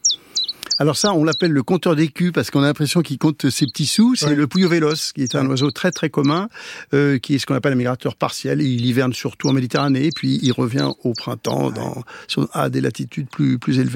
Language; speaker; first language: French; native; French